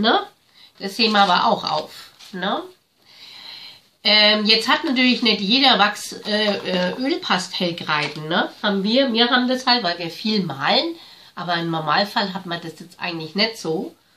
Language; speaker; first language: German; native; German